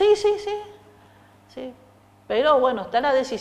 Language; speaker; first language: Spanish; native; Spanish